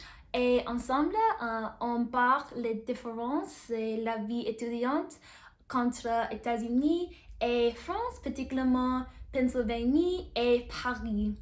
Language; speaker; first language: French; non-native, learner; English